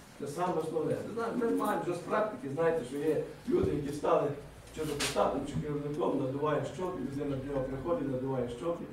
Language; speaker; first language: Ukrainian; native; Ukrainian